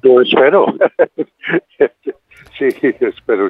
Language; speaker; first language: Spanish; non-native, fluent; English